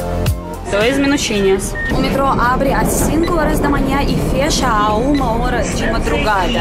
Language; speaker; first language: Portuguese; non-native, learner; Russian